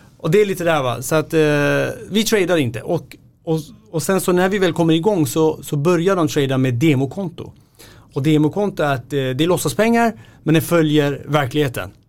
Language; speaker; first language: Swedish; native; Swedish